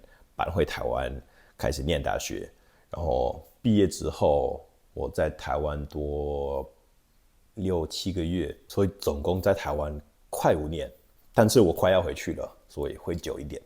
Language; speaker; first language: Chinese; non-native, fluent; English